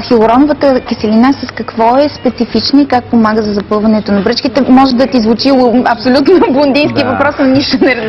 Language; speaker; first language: Bulgarian; native; Bulgarian